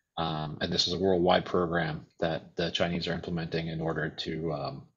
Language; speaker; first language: English; native; English